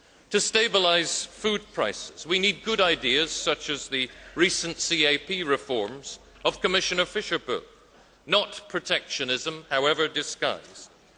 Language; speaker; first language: English; native; English